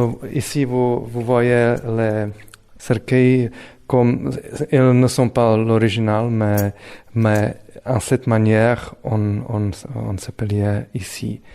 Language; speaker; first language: French; non-native, fluent; Czech